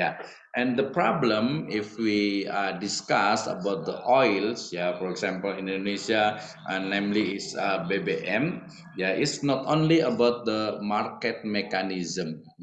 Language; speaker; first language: English; non-native, learner; Indonesian